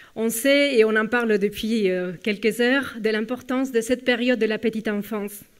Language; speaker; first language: French; non-native, fluent; Spanish